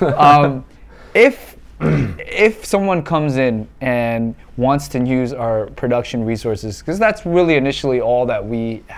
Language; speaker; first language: English; early bilingual, other home language; Vietnamese